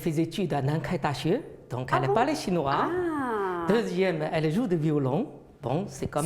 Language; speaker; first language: French; non-native, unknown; Chinese